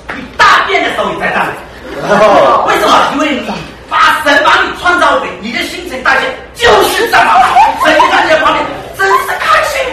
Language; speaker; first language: Chinese; early bilingual, heritage; Chinese